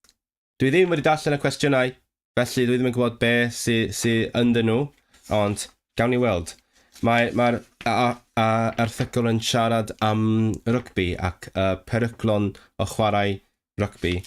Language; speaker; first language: Welsh; non-native, fluent; Cantonese